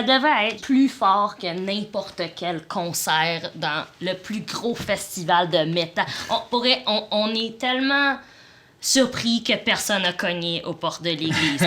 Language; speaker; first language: French; native; French